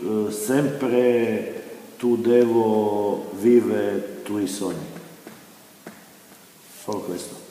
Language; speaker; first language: Italian; non-native, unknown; Croatian